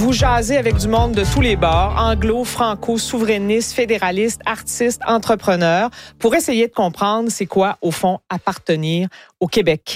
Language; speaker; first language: French; native; French